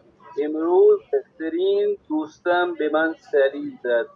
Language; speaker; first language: Persian; non-native, learner; Urdu